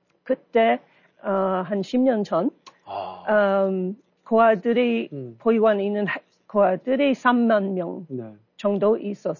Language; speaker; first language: Korean; non-native, learner; English